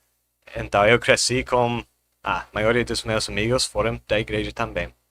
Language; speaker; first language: Portuguese; non-native, fluent; English